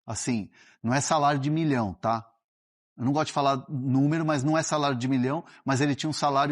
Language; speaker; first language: Portuguese; native; Portuguese